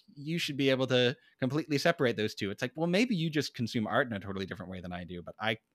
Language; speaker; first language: English; native; English